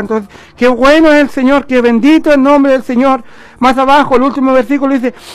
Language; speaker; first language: Spanish; native; Spanish